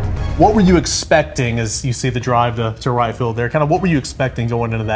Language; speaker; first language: English; native; English